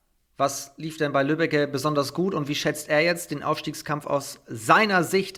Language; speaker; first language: German; native; German